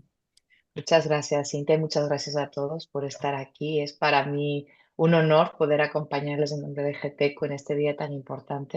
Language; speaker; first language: Spanish; native; Spanish